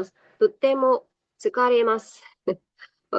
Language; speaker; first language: Japanese; non-native, fluent; Burmese